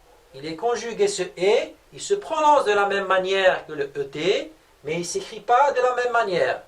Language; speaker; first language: French; non-native, local second language; Arabic